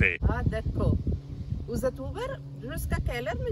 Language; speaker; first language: French; non-native, fluent; Tamil